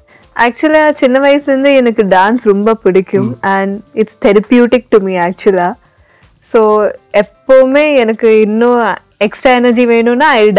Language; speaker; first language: Tamil; non-native, learner; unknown